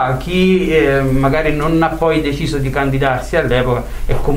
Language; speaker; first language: Italian; native; Italian